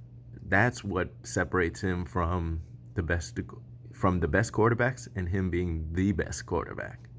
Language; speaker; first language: English; native; English